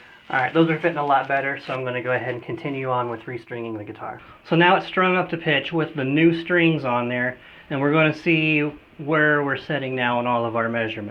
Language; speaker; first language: English; native; English